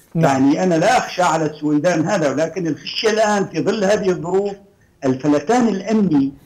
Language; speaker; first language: Arabic; native; Arabic